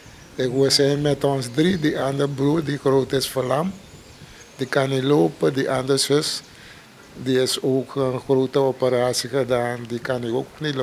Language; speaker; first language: Dutch; non-native, local second language; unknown